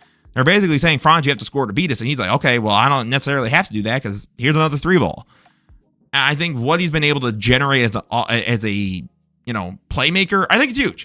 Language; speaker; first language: English; native; English